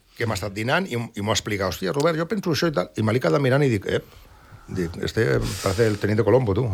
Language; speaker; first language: Catalan; non-native, local second language; Spanish